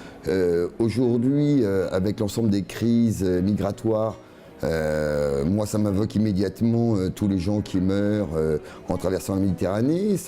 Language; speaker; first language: French; native; French